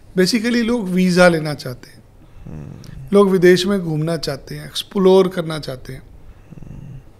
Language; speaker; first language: Hindi; native; Hindi